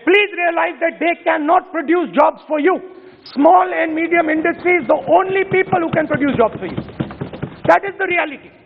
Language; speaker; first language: English; non-native, local second language; Hindi